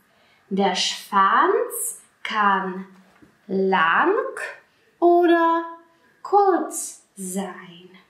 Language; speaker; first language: German; non-native, fluent; Polish